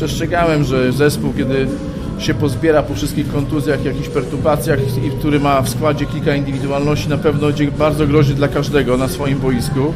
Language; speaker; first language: Polish; native; Polish